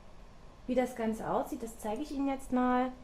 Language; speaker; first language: German; native; German